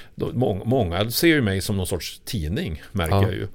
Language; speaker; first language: Swedish; native; Swedish